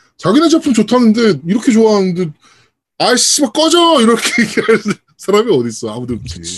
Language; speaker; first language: Korean; native; Korean